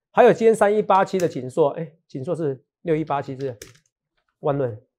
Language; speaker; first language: Chinese; native; Chinese